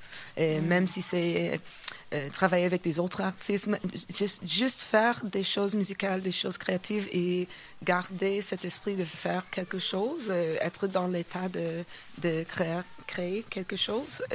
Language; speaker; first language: French; non-native, fluent; English